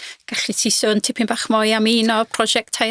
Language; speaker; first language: Welsh; non-native, local second language; English